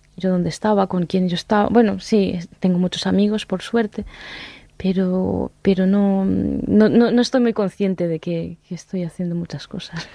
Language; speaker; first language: Spanish; non-native, fluent; Japanese